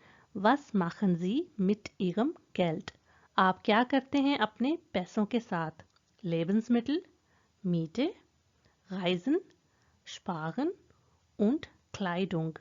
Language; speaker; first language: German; non-native, fluent; Hindi